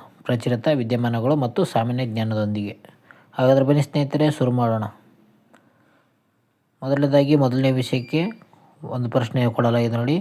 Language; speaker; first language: Kannada; native; Kannada